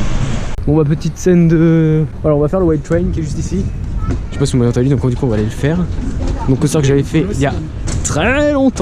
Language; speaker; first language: French; native; French